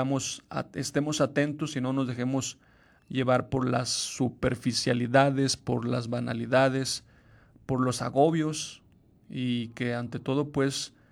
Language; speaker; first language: Spanish; native; Spanish